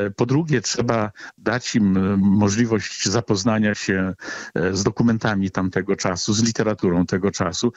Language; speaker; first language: Polish; native; Polish